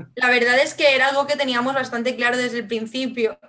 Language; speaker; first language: Spanish; non-native, local second language; Catalan